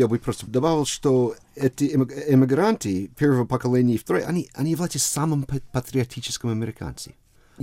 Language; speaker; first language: Russian; non-native, fluent; English